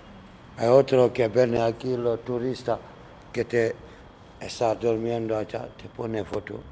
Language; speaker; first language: Spanish; non-native, learner; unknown